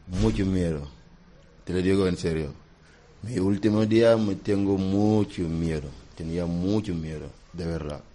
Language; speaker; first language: Spanish; non-native, learner; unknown